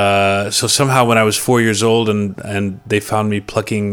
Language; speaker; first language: English; native; English